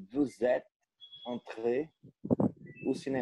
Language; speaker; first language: French; non-native, learner; Portuguese